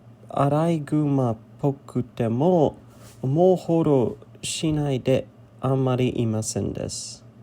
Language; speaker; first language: Japanese; non-native, learner; English